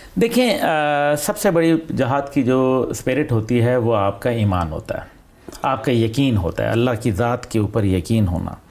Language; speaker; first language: Urdu; native; Urdu